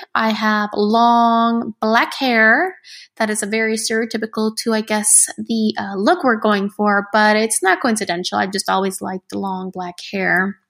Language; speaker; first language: English; early bilingual, other home language; Spanish